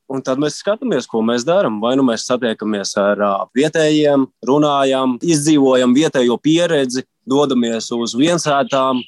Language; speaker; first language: Latvian; native; Latvian